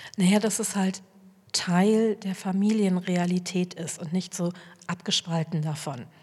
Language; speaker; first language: German; native; German